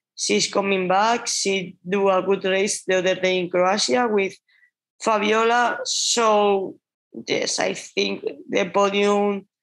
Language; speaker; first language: English; non-native, learner; Spanish